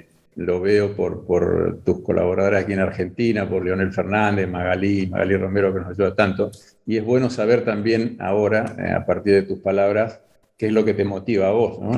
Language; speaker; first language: Spanish; native; Spanish